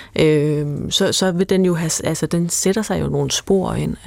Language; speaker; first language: Danish; native; Danish